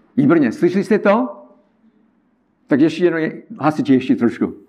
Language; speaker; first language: Czech; non-native, learner; English